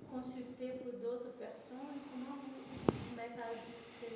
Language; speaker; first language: French; non-native, fluent; Portuguese